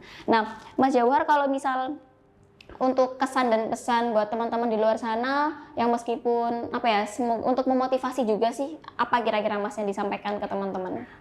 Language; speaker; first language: Indonesian; native; Indonesian